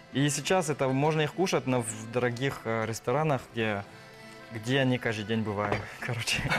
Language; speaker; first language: Russian; non-native, fluent; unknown